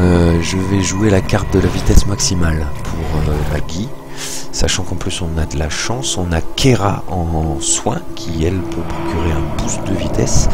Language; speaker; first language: French; native; French